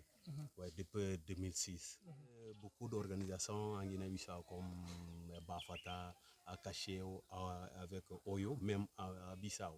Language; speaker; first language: French; non-native, learner; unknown